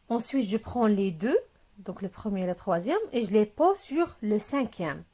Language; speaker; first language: French; non-native, local second language; Arabic